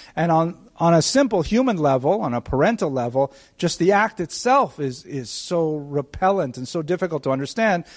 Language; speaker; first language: English; native; English